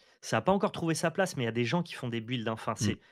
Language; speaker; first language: French; native; French